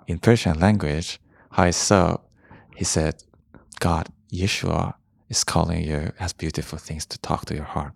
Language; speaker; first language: English; non-native, fluent; Persian